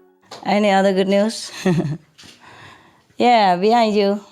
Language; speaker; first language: English; non-native, fluent; Vietnamese